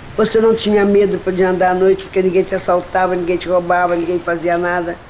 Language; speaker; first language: Portuguese; native; Portuguese